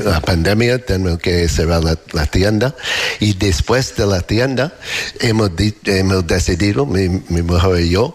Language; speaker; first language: Spanish; non-native, learner; English